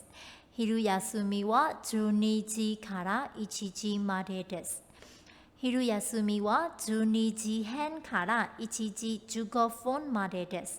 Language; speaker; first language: Japanese; non-native, fluent; Burmese